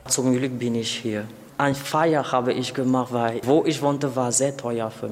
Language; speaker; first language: German; non-native, learner; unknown